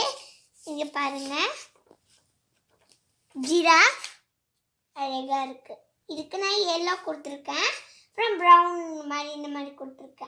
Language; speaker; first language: Tamil; early bilingual, heritage; Tamil